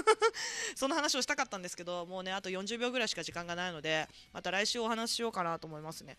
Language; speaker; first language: Japanese; native; Japanese